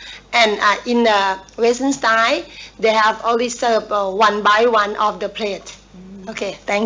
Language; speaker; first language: English; non-native, learner; Thai